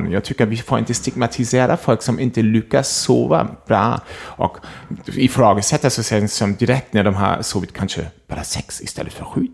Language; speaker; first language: Swedish; non-native, fluent; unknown